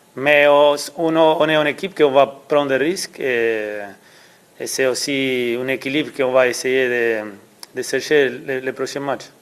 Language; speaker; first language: French; non-native, learner; Spanish